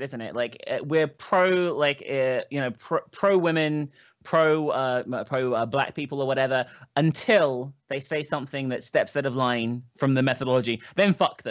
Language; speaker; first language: English; native; English